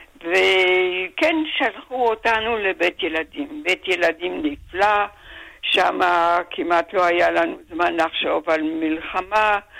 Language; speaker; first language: Hebrew; non-native, fluent; German